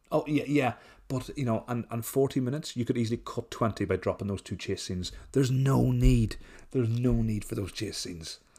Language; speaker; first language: English; native; English